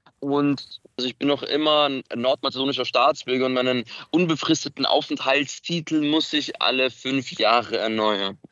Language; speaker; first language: German; early bilingual, other home language; Macedonian